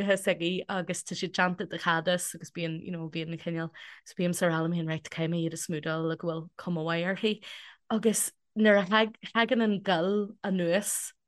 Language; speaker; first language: Irish; non-native, local second language; English